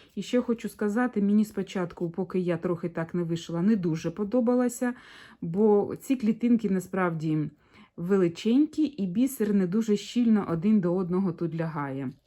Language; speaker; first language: Ukrainian; non-native, local second language; Russian